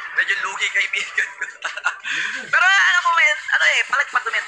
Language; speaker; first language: Filipino; native; Filipino